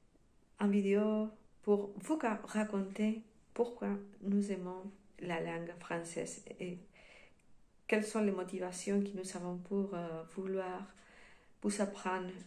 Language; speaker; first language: French; non-native, fluent; Spanish